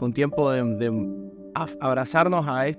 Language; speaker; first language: Spanish; native; Spanish